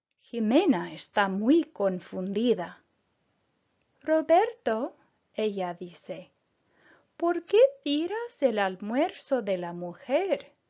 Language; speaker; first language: Spanish; non-native, fluent; English